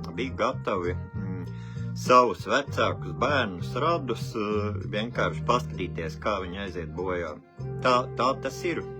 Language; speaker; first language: Latvian; native; Latvian